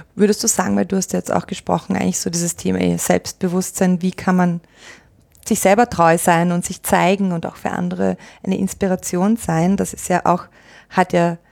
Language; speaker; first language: German; native; German